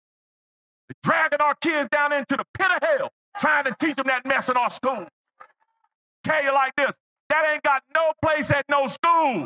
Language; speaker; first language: English; native; English